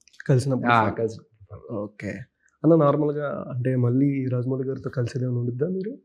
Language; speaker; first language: Telugu; native; Telugu